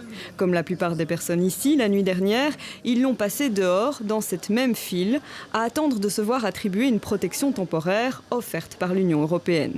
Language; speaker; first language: French; native; French